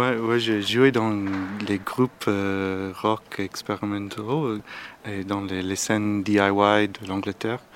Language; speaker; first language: French; non-native, learner; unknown